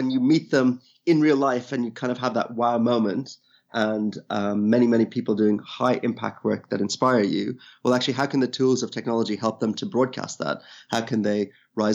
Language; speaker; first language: English; native; English